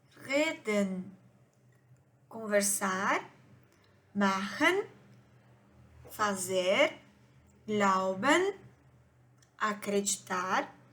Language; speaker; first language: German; non-native, fluent; Portuguese